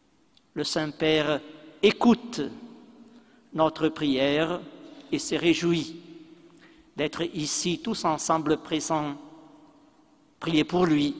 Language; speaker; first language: French; non-native, fluent; Italian